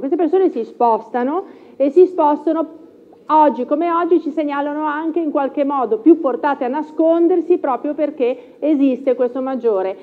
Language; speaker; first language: Italian; native; Italian